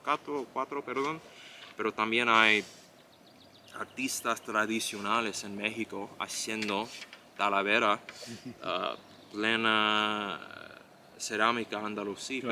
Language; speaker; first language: Spanish; non-native, fluent; English